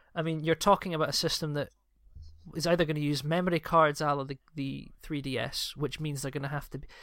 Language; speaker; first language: English; native; English